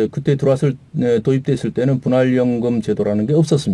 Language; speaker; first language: Korean; native; Korean